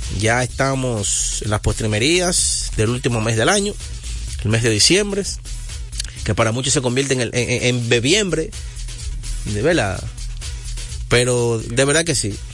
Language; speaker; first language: Spanish; native; Spanish